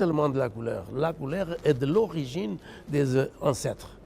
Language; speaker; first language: French; non-native, fluent; Portuguese